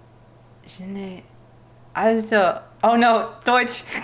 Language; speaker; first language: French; non-native, learner; English